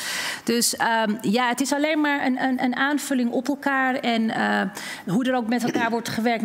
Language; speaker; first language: Dutch; native; Dutch